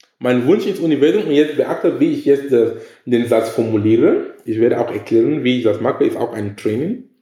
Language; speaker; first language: German; non-native, fluent; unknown